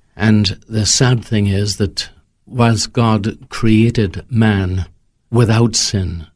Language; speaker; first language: English; native; English